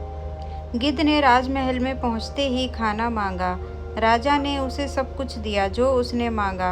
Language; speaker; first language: Hindi; native; Hindi